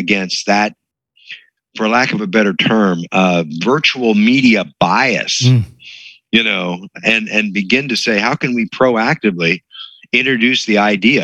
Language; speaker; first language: English; native; English